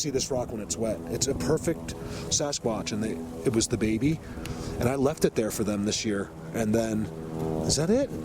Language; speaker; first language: English; native; English